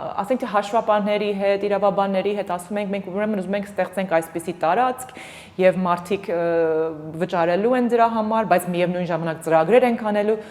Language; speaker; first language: Armenian; early bilingual, heritage; Armenian